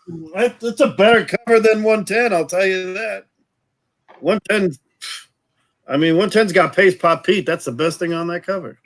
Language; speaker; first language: English; native; English